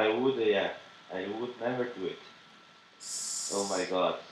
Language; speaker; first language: English; non-native, learner; Portuguese